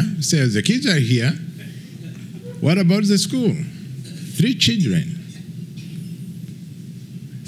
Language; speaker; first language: English; non-native, local second language; Kinyarwanda